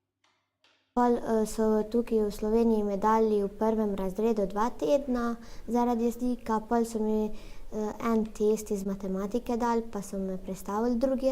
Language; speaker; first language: Slovenian; early bilingual, other home language; Albanian